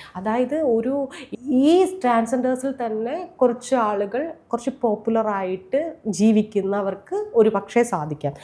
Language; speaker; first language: Malayalam; native; Malayalam